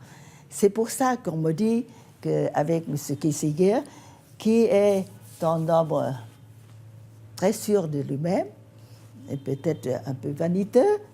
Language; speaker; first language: French; non-native, fluent; Vietnamese